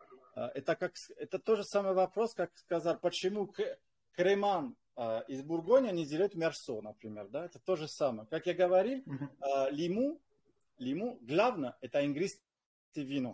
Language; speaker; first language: Russian; non-native, fluent; French